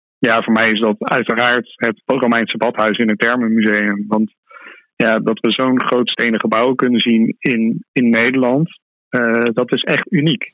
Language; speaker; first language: Dutch; native; Dutch